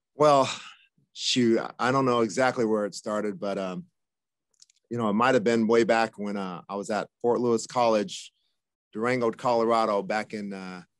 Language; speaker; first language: English; native; English